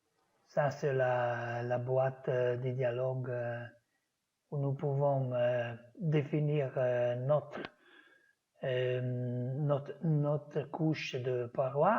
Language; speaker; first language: French; non-native, fluent; Italian